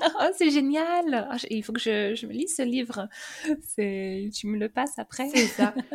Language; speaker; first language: French; early bilingual, other home language; English